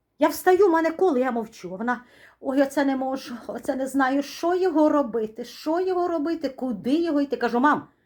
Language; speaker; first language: Ukrainian; native; Ukrainian